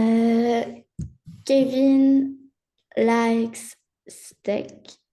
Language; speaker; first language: English; non-native, learner; French